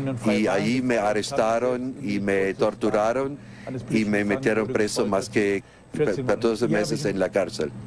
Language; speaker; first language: Spanish; non-native, fluent; German